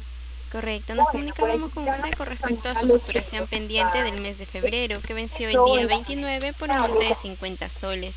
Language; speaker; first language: Spanish; native; Spanish